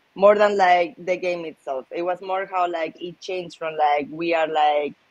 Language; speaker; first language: English; non-native, fluent; Spanish